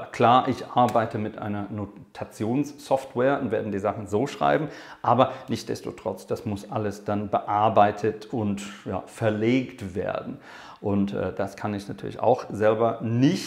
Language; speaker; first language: German; non-native, fluent; English